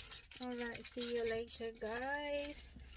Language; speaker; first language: English; non-native, local second language; Filipino